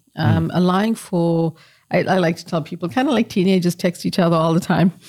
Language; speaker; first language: English; native; English